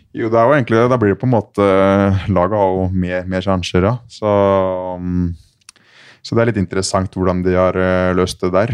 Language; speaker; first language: Norwegian; native; Norwegian